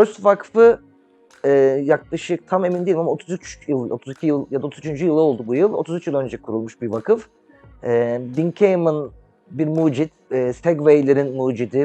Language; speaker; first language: Turkish; native; Turkish